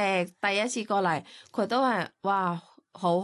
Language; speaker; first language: Cantonese; non-native, learner; Thai